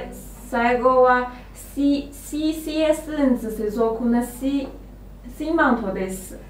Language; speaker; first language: Japanese; non-native, learner; Chinese